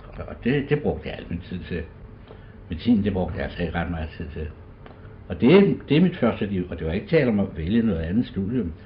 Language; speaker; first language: Danish; native; Danish